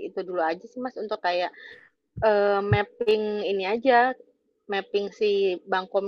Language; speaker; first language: Indonesian; native; Indonesian